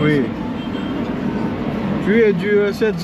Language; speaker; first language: French; non-native, learner; Arabic